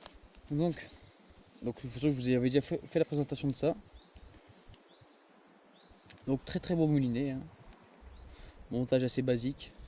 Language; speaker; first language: French; native; French